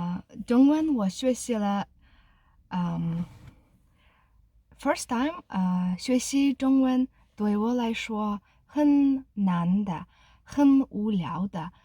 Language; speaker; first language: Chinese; non-native, learner; Kazakh